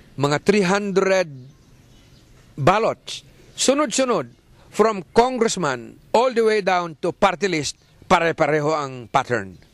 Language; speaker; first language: Filipino; native; Filipino